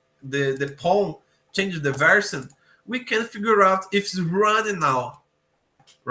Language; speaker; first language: English; non-native, learner; Portuguese